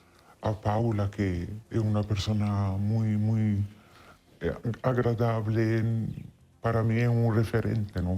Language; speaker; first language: Spanish; non-native, fluent; Italian